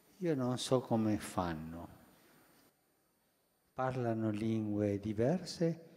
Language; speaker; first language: Italian; non-native, fluent; Spanish